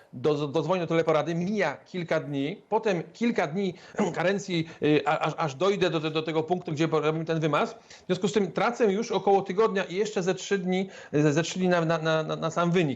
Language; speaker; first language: Polish; native; Polish